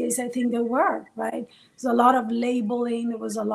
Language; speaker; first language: English; non-native, fluent; Persian